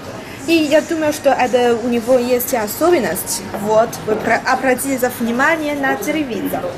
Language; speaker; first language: Russian; non-native, learner; Chinese